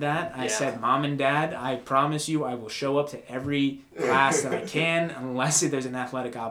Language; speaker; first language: English; native; English